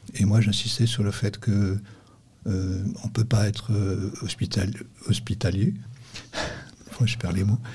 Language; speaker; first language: French; native; French